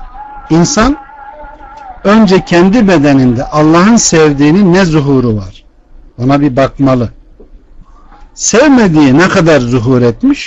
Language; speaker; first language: Turkish; native; Turkish